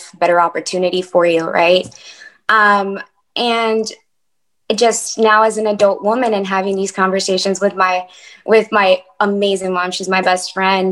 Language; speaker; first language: English; early bilingual, other home language; Spanish